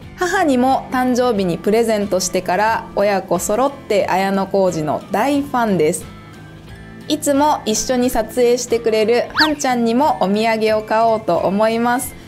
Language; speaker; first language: Japanese; native; Japanese